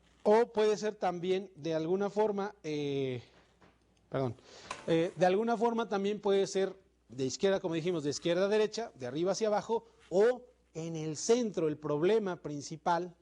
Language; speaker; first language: Spanish; native; Spanish